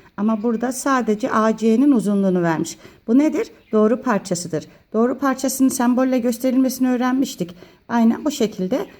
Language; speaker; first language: Turkish; native; Turkish